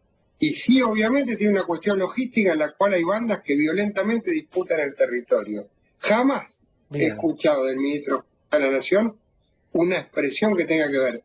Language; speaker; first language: Spanish; native; Spanish